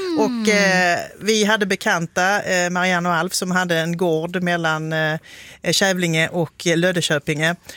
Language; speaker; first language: Swedish; native; Swedish